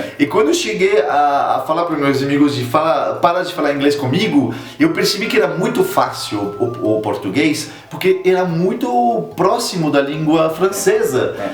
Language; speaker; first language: Portuguese; non-native, fluent; French